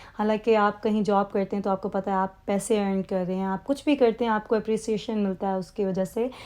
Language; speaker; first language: Urdu; native; Urdu